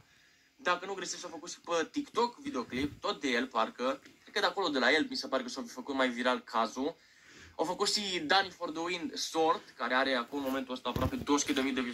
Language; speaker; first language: Romanian; native; Romanian